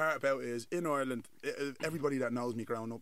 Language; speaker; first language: English; native; English